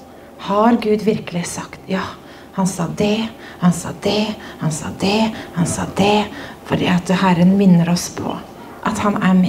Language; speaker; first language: Norwegian; native; Norwegian